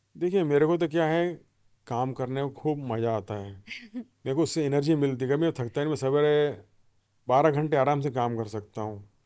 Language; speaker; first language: Hindi; native; Hindi